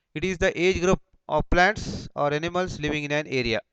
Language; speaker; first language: English; non-native, local second language; Kannada